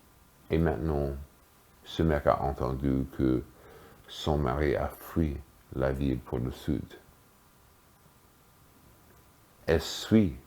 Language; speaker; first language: French; non-native, fluent; English